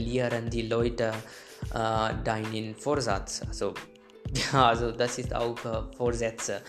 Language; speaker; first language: German; non-native, learner; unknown